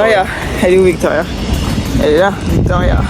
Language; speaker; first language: French; native; French